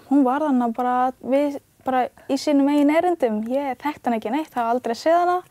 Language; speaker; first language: Icelandic; early bilingual, other home language; Ganda